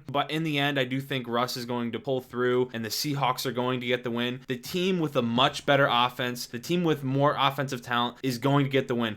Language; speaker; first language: English; native; English